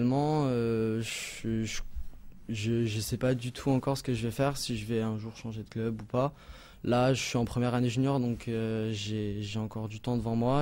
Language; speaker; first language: French; native; French